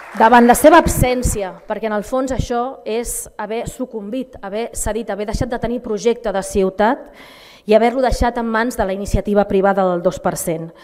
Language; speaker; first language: Catalan; native; Catalan